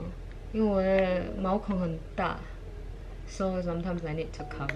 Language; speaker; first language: English; non-native, fluent; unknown